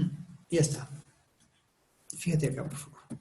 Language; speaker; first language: Spanish; native; Spanish